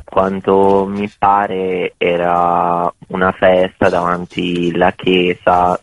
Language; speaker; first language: Italian; non-native, fluent; Bosnian